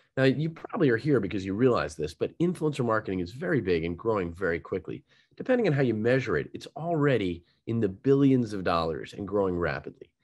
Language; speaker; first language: English; native; English